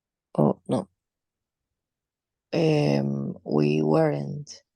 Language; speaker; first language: English; non-native, learner; Spanish